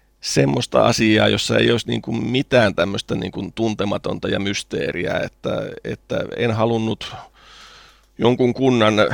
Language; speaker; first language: Finnish; native; Finnish